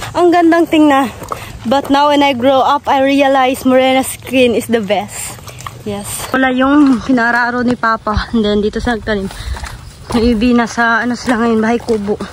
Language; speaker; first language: Filipino; non-native, local second language; Cebuano